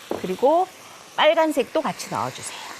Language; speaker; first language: Korean; native; Korean